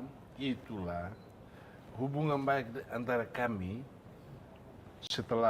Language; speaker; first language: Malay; non-native, fluent; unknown